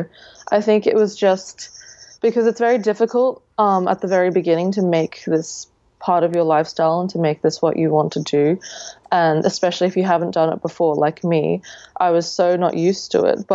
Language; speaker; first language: English; native; English